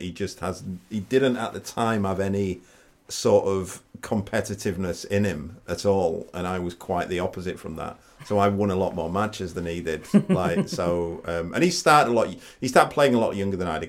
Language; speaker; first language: English; native; English